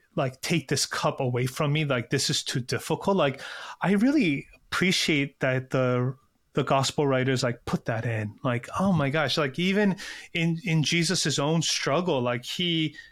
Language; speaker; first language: English; early bilingual, other home language; Korean